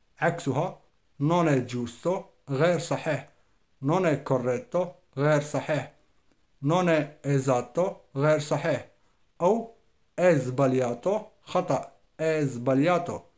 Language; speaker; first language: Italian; non-native, fluent; Arabic